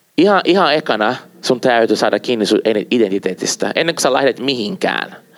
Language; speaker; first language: Finnish; non-native, fluent; Portuguese